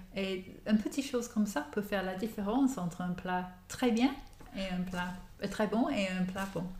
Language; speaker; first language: French; non-native, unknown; English